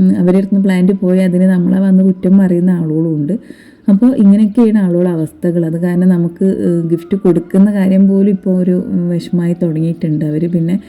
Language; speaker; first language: Malayalam; native; Malayalam